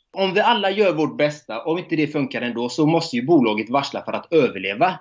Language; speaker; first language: Swedish; native; Swedish